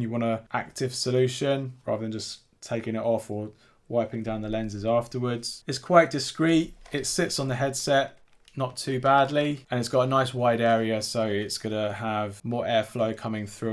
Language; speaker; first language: English; native; English